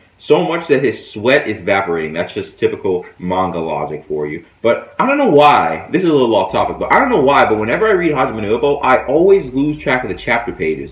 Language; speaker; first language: English; native; English